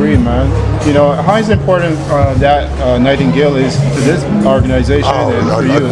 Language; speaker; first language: English; native; English